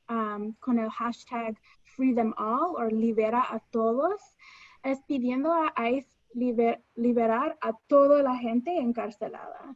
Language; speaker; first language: Spanish; non-native, fluent; English